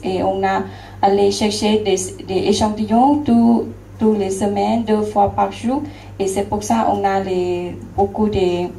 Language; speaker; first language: French; non-native, learner; Lao